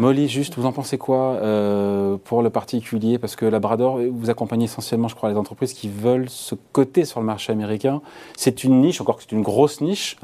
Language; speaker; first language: French; native; French